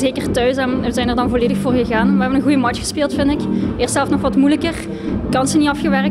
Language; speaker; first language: Dutch; native; Dutch